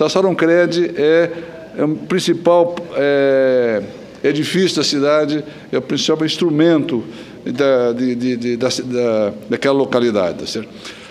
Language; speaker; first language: Portuguese; native; Portuguese